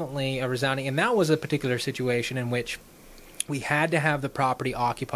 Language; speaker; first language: English; native; English